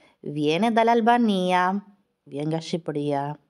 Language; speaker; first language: Italian; non-native, fluent; Albanian